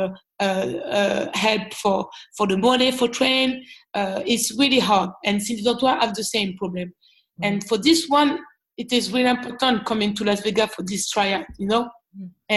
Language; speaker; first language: English; non-native, learner; French